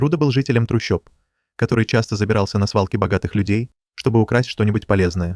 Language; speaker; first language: Russian; native; Russian